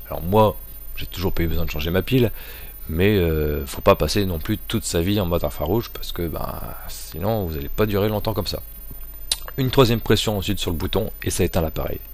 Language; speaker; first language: French; native; French